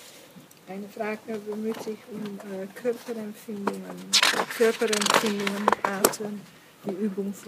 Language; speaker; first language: German; non-native, fluent; Dutch